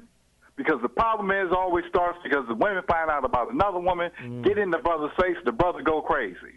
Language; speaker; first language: English; native; English